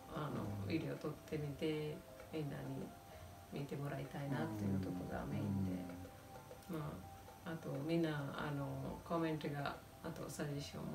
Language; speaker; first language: Japanese; non-native, fluent; Telugu